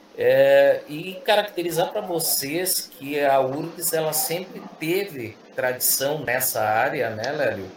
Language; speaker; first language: Portuguese; early bilingual, other home language; Spanish